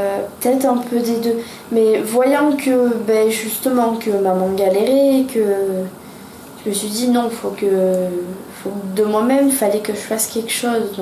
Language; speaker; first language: French; native; French